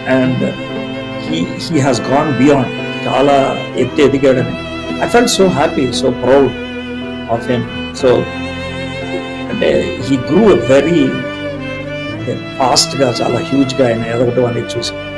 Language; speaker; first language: English; non-native, local second language; Telugu